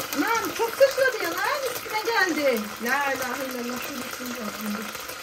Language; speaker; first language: Turkish; early bilingual, heritage; Turkish